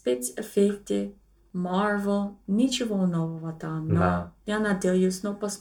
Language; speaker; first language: Russian; non-native, learner; English